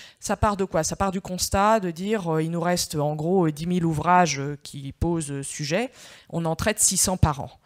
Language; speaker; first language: French; native; French